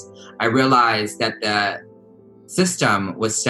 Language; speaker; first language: English; native; English